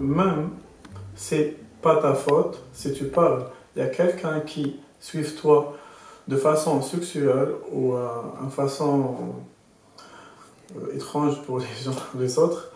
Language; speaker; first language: French; non-native, local second language; Arabic